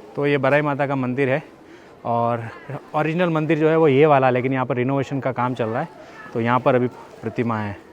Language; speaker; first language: Hindi; native; Hindi